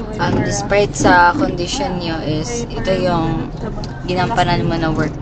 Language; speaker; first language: Filipino; non-native, local second language; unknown